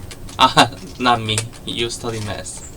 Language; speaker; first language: English; non-native, learner; Korean